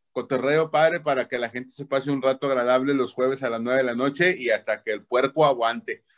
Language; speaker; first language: Spanish; native; Spanish